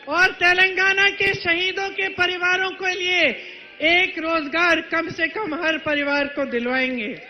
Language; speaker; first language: Hindi; native; Hindi